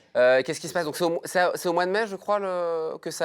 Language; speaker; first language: French; native; French